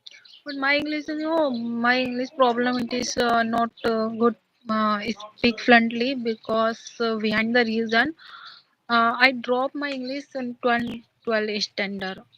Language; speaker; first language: English; non-native, learner; Hindi